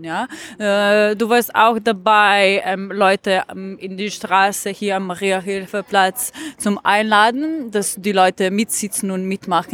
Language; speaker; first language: German; non-native, learner; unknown